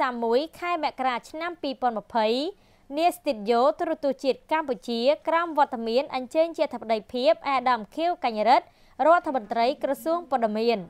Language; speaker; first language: Khmer; native; Khmer